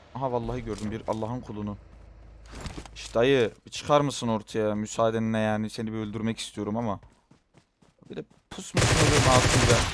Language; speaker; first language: Turkish; native; Turkish